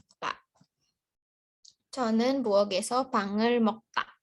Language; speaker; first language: Korean; non-native, fluent; Indonesian